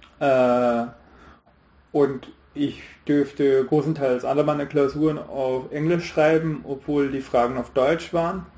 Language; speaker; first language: German; non-native, fluent; Hindi